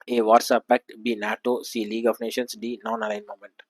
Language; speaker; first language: English; non-native, local second language; Tamil